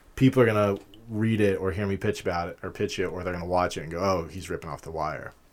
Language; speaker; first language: English; native; English